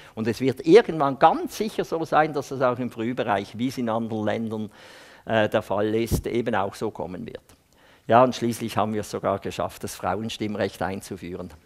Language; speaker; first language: German; native; German